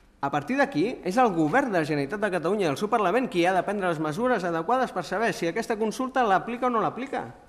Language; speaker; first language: Catalan; native; Catalan